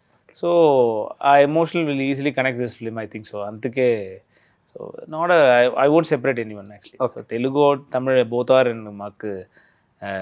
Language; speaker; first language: Telugu; non-native, learner; Tamil